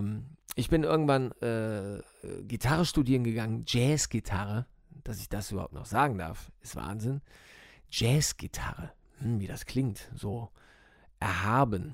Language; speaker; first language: German; native; German